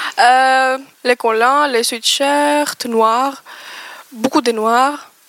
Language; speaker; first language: French; non-native, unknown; Greek